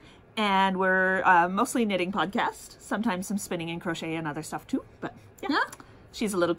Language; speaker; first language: English; native; English